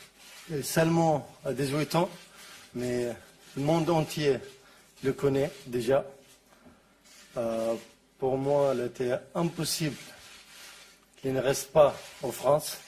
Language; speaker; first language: French; non-native, learner; Arabic